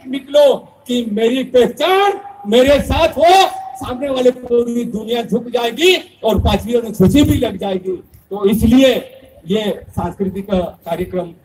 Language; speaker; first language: Hindi; non-native, local second language; Bhili